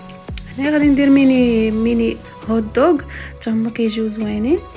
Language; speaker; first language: Arabic; native; Arabic